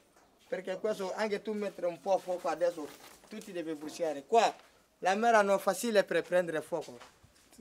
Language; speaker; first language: Italian; non-native, learner; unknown